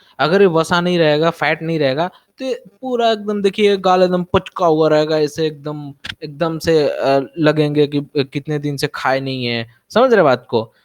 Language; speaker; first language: Hindi; native; Hindi